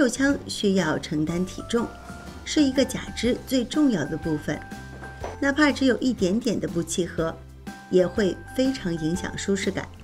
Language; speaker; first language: Chinese; native; Chinese